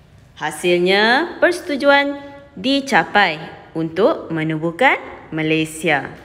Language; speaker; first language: Malay; native; Malay